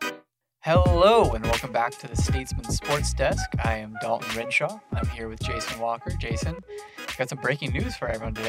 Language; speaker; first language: English; native; English